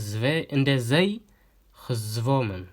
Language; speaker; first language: Dutch; non-native, fluent; Tigrinya